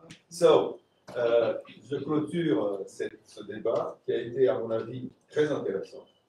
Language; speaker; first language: French; non-native, fluent; Romanian